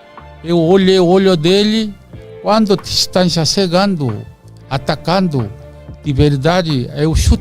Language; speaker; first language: Portuguese; non-native, learner; Korean